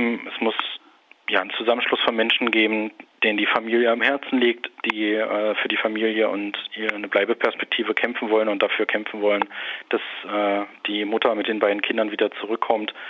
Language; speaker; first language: German; native; German